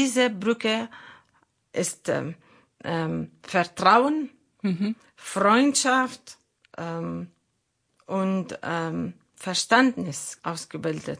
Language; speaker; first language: German; non-native, learner; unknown